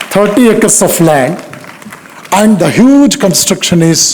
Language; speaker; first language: English; non-native, local second language; Kannada